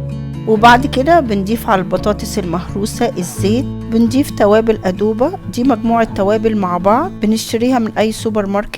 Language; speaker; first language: Arabic; native; Arabic